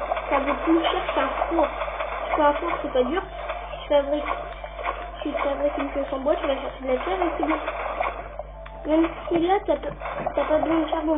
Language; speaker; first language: French; native; French